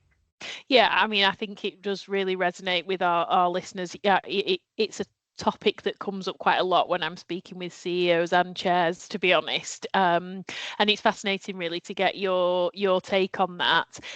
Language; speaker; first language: English; native; English